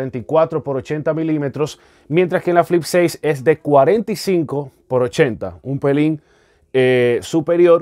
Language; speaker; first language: Spanish; native; Spanish